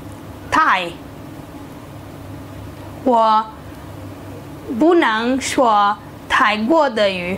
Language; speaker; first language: Chinese; non-native, learner; Portuguese